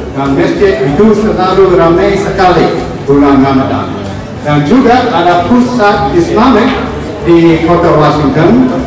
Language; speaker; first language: Indonesian; non-native, fluent; English